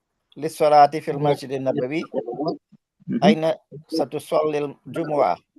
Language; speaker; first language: Arabic; non-native, learner; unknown